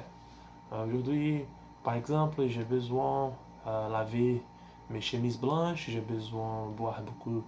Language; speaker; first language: French; non-native, learner; Portuguese